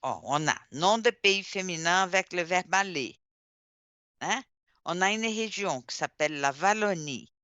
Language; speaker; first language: French; non-native, fluent; Portuguese